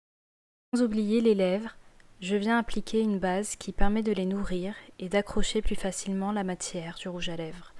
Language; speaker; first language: French; native; French